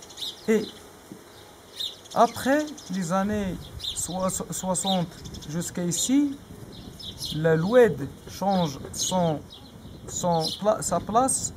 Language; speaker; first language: French; non-native, learner; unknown